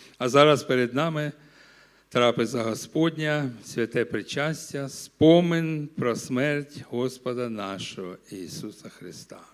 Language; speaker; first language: Ukrainian; non-native, local second language; Russian